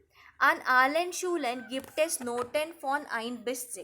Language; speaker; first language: German; non-native, fluent; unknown